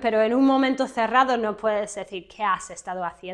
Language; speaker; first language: Spanish; non-native, fluent; English